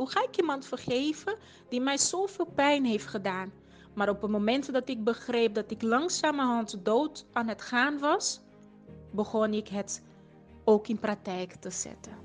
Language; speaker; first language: Dutch; non-native, fluent; Portuguese